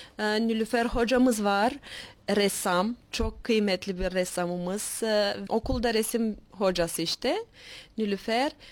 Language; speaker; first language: Turkish; native; Turkish